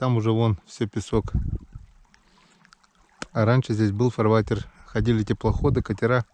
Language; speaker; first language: Russian; native; Russian